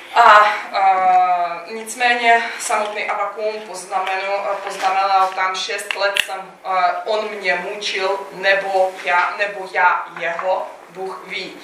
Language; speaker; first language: Czech; non-native, fluent; Russian